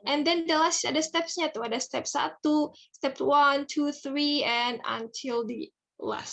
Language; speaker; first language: English; non-native, fluent; Indonesian